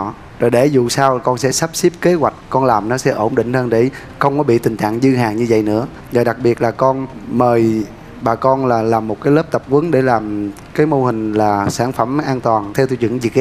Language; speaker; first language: Vietnamese; native; Vietnamese